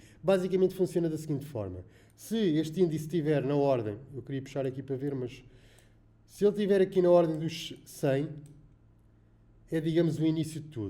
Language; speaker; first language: Portuguese; native; Portuguese